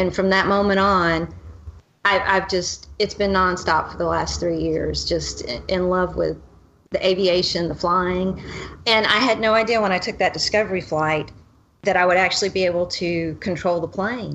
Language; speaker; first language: English; native; English